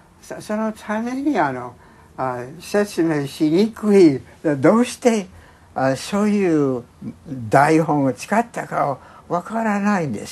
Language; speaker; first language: Japanese; non-native, fluent; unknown